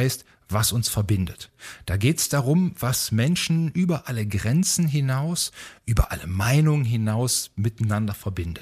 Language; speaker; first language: German; native; German